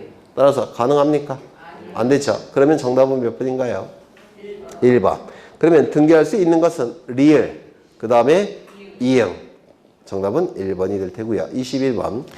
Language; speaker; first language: Korean; native; Korean